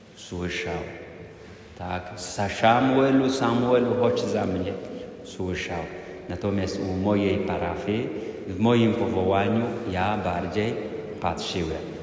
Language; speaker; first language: Polish; non-native, fluent; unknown